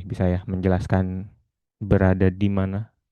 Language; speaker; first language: Indonesian; native; Indonesian